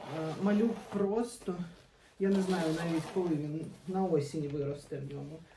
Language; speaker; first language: Ukrainian; non-native, local second language; Russian